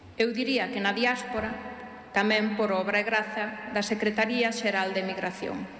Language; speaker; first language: Galician; early bilingual, heritage; Galician